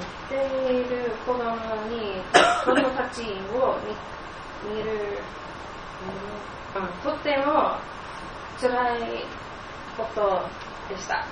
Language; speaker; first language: Japanese; non-native, learner; English